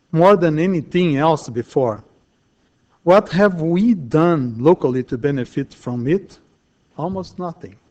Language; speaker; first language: English; non-native, fluent; Portuguese